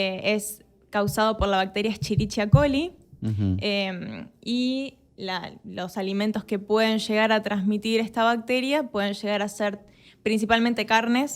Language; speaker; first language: Spanish; native; Spanish